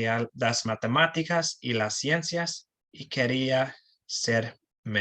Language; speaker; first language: Spanish; non-native, learner; English